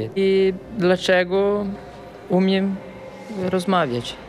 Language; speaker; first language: Polish; early bilingual, heritage; Portuguese